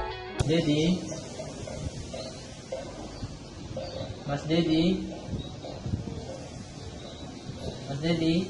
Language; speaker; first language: Indonesian; native; Indonesian